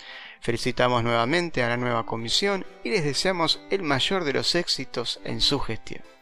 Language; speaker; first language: Spanish; native; Spanish